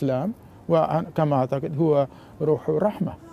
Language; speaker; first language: Arabic; non-native, fluent; Japanese